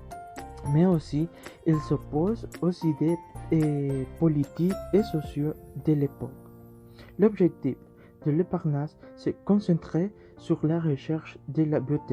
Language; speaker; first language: French; non-native, learner; Spanish